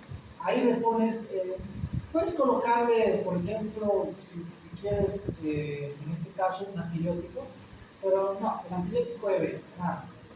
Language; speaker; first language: Spanish; native; Spanish